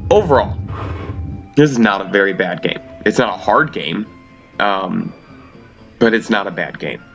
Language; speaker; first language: English; native; English